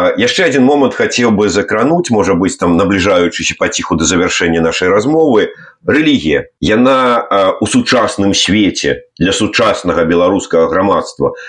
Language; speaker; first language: Belarusian; native; Belarusian